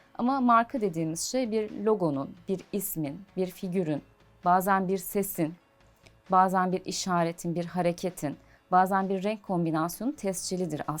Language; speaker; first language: Turkish; native; Turkish